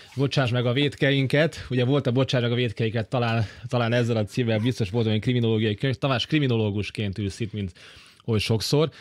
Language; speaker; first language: Hungarian; native; Hungarian